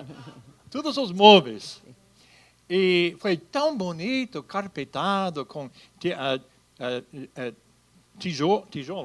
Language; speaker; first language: Portuguese; non-native, fluent; English